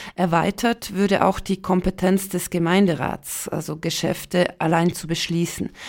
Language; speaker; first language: German; native; German